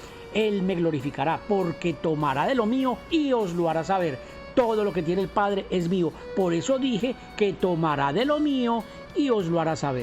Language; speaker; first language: Spanish; native; Spanish